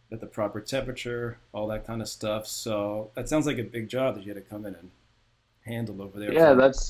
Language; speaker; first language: English; native; English